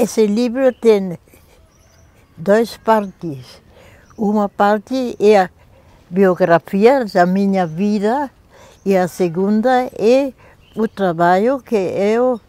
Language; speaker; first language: Portuguese; non-native, fluent; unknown